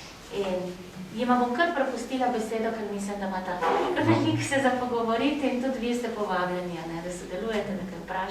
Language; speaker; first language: Slovenian; native; Slovenian